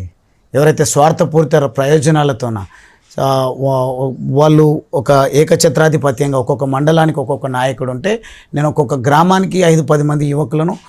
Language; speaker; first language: Telugu; native; Telugu